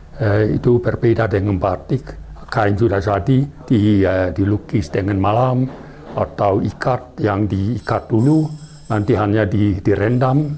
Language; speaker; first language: Indonesian; non-native, learner; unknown